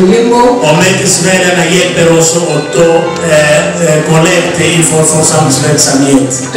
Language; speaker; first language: Swedish; non-native, learner; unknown